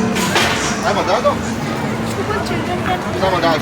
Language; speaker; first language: German; non-native, local second language; Croatian